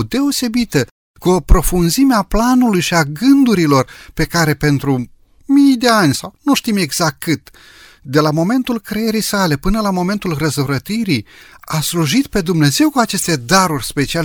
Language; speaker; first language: Romanian; native; Romanian